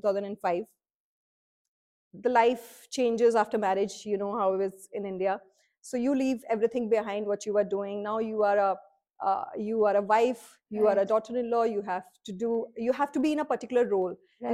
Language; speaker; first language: English; non-native, local second language; Hindi